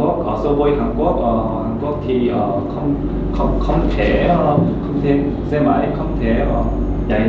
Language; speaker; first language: Vietnamese; non-native, learner; Korean